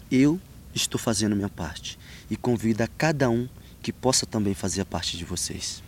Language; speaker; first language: Portuguese; non-native, local second language; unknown